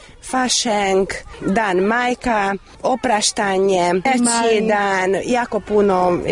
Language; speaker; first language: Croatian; non-native, local second language; Hungarian